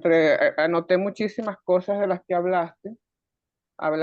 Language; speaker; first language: Spanish; native; Spanish